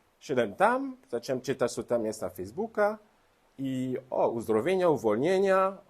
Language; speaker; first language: Polish; non-native, learner; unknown